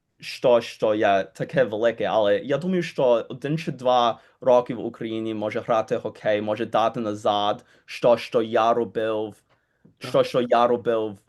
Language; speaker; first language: Ukrainian; early bilingual, heritage; Ukrainian